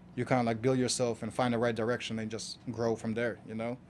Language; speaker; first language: English; non-native, fluent; Kazakh